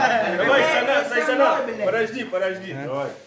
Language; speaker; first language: Russian; non-native, learner; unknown